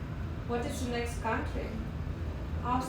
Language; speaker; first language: English; non-native, learner; Russian